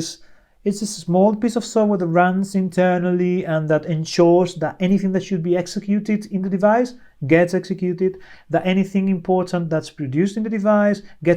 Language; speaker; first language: English; non-native, fluent; Spanish